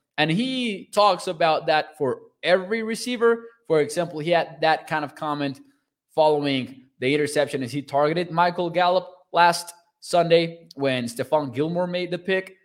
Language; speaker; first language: English; non-native, fluent; Spanish